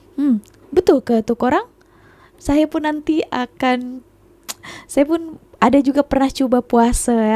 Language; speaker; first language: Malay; non-native, local second language; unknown